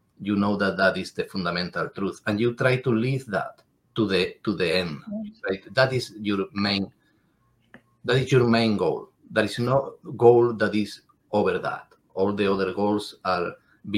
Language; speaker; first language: English; non-native, fluent; Spanish